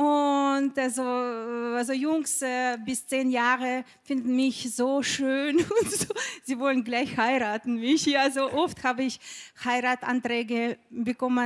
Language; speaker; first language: German; non-native, fluent; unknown